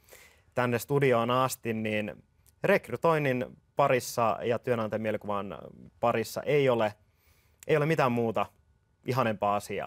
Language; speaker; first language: Finnish; native; Finnish